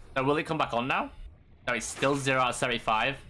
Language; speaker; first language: English; native; English